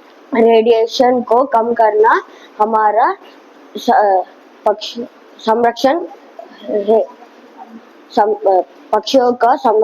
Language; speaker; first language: Hindi; non-native, local second language; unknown